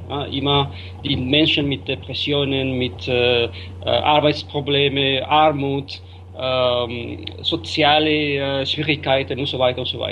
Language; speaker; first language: German; non-native, fluent; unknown